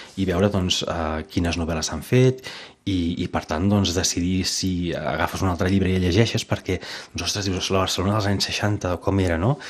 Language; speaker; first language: Catalan; native; Catalan